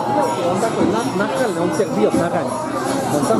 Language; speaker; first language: Russian; native; Russian